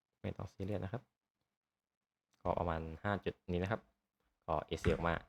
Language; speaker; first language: Thai; native; Thai